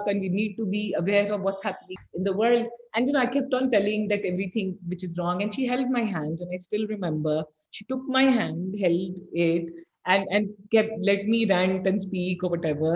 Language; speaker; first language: English; non-native, local second language; Hindi